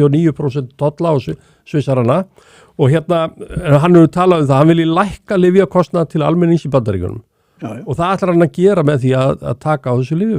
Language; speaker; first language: Icelandic; native; Icelandic